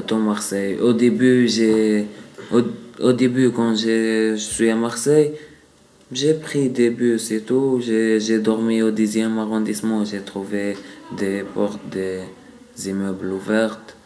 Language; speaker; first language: French; non-native, learner; Arabic